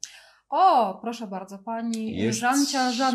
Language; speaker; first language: Polish; native; Polish